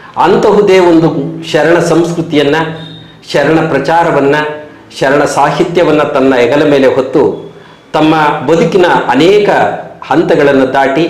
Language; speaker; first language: Kannada; native; Kannada